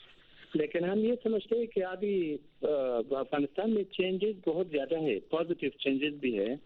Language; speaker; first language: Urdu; non-native, fluent; Pashto